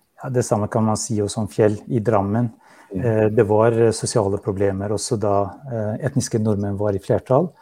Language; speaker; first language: Norwegian; non-native, fluent; Albanian